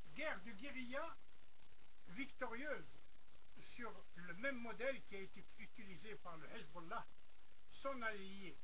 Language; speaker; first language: French; non-native, local second language; Arabic